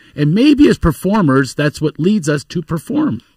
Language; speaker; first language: English; native; English